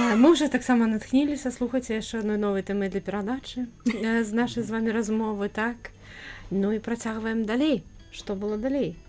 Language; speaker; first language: Belarusian; native; Belarusian